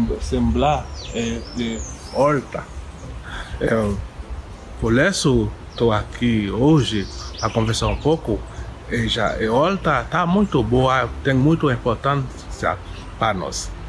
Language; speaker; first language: Portuguese; non-native, learner; Haitian Creole